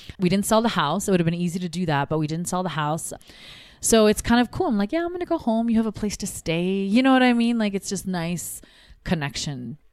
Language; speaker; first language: English; early bilingual, other home language; Tigrinya